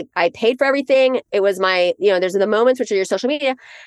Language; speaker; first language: English; native; English